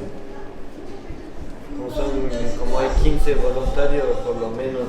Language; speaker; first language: Spanish; non-native, learner; French